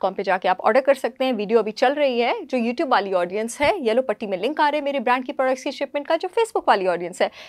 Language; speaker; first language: Urdu; native; Urdu